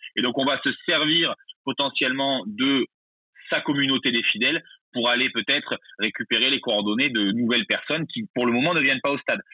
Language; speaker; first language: French; native; French